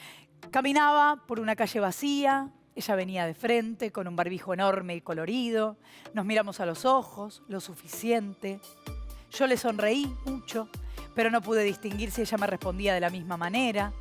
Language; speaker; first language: Spanish; native; Spanish